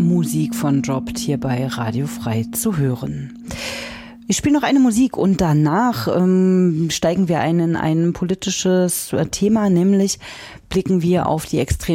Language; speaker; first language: German; native; German